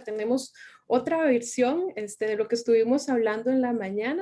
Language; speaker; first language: Spanish; native; Spanish